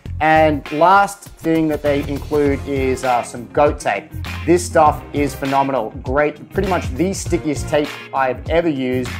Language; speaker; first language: English; native; English